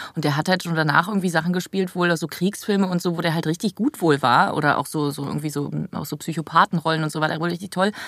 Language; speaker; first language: German; native; German